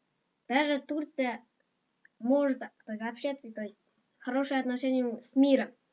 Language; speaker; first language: Russian; non-native, local second language; Kazakh